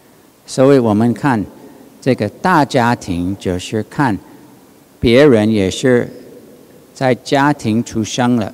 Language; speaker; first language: Chinese; non-native, learner; English